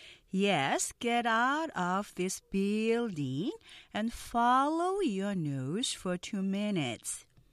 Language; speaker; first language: English; non-native, fluent; Korean